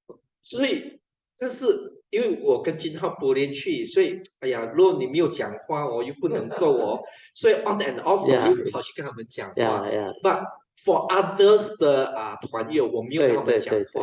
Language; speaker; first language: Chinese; native; Chinese